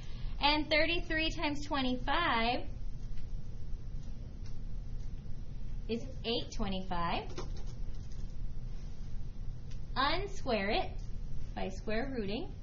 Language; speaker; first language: English; native; English